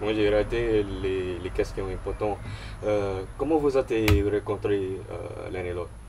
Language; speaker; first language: French; non-native, local second language; English